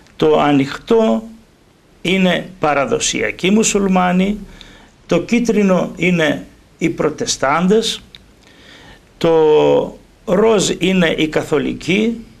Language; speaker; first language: Greek; native; Greek